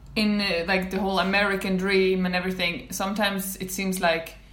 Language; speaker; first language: English; non-native, fluent; Swedish